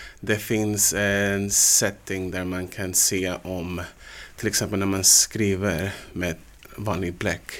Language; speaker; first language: Swedish; non-native, fluent; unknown